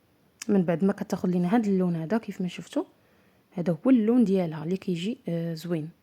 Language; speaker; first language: Arabic; native; Arabic